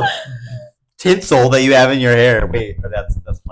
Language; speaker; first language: English; native; English